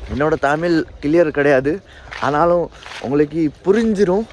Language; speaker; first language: Tamil; non-native, learner; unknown